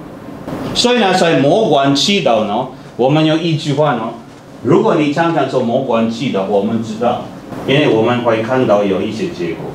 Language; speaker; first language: Chinese; non-native, fluent; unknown